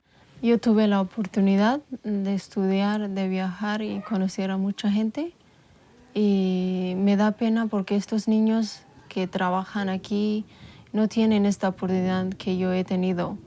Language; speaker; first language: Spanish; non-native, local second language; Amharic